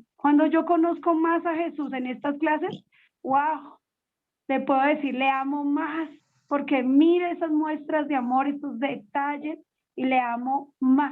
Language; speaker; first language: Spanish; native; Spanish